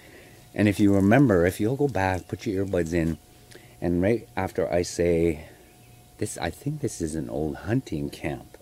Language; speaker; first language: English; native; English